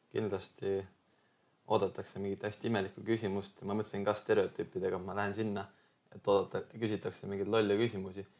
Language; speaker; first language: Estonian; native; Estonian